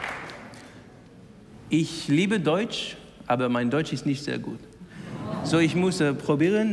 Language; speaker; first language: German; non-native, learner; English